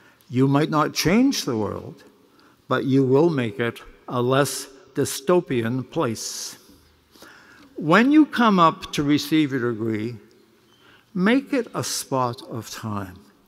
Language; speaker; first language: English; native; English